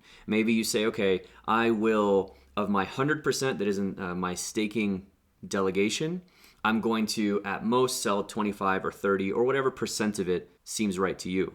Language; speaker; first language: English; native; English